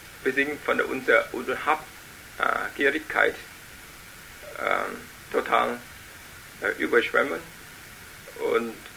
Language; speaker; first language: German; non-native, learner; Vietnamese